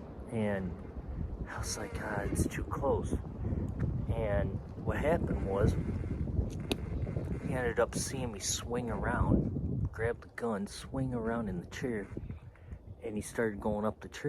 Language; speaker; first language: English; native; English